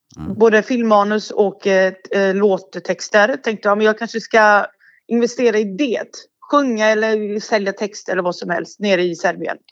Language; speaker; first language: Swedish; early bilingual, other home language; Bosnian